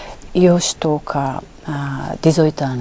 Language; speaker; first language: Portuguese; non-native, fluent; Japanese